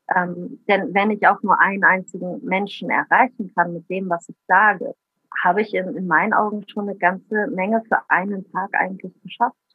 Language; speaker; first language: German; early bilingual, other home language; Italian